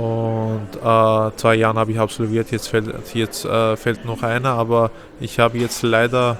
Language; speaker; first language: German; non-native, fluent; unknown